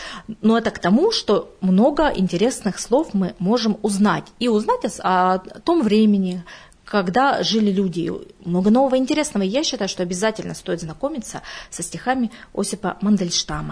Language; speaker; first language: Russian; native; Russian